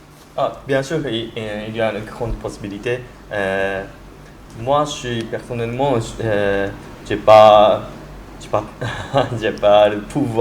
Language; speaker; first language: French; non-native, learner; Japanese